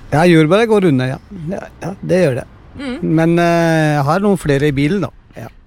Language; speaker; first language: Norwegian; non-native, fluent; Punjabi